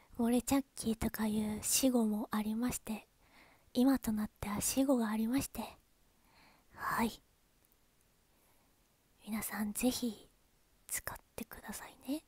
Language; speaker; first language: Japanese; native; Japanese